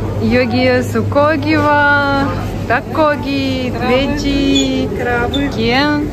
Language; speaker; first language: Korean; non-native, learner; Russian